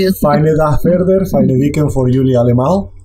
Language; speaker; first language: Dutch; non-native, learner; Spanish